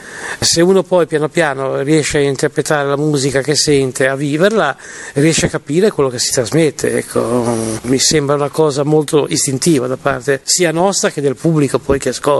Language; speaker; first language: Italian; native; Italian